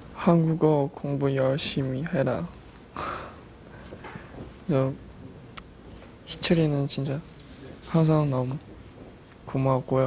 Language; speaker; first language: Korean; non-native, learner; Chinese